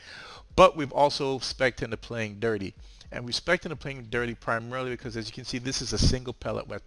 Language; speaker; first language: English; native; English